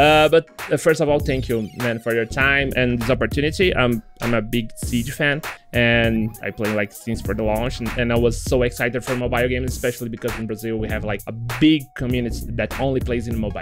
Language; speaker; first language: English; non-native, learner; Portuguese